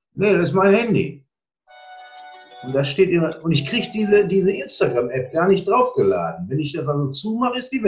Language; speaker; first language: German; native; German